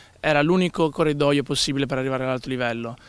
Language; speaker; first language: Italian; native; Italian